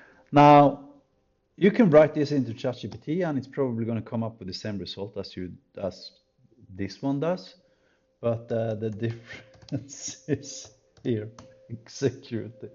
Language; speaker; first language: English; non-native, fluent; Norwegian